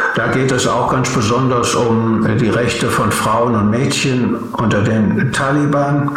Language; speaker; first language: German; native; German